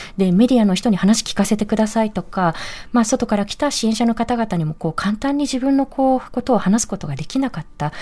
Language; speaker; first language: Japanese; native; Japanese